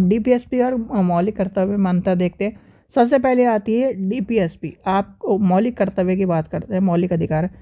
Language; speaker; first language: Hindi; native; Hindi